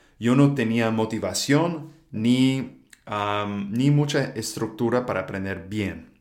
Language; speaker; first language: Spanish; non-native, fluent; English